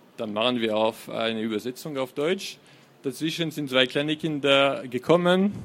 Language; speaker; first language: German; non-native, fluent; French